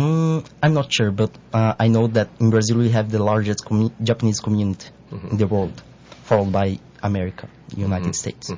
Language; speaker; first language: English; non-native, fluent; Portuguese